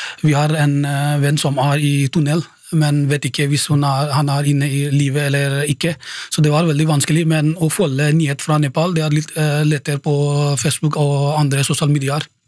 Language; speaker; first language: Norwegian; non-native, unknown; Nepali